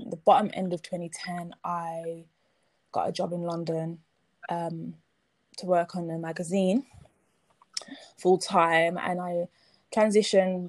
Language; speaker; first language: English; native; English